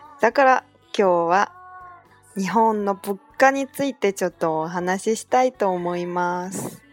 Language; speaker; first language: Japanese; non-native, fluent; Chinese